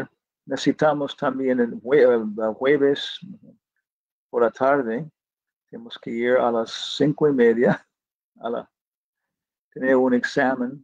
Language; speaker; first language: Spanish; non-native, fluent; English